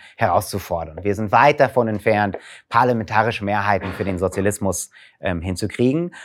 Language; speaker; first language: German; non-native, fluent; English